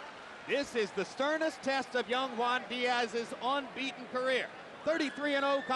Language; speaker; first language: English; native; English